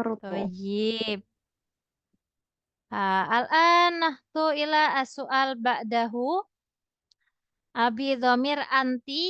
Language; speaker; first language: Arabic; non-native, fluent; Indonesian